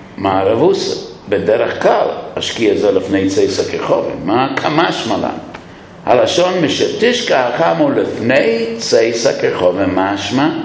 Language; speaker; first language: Hebrew; non-native, fluent; English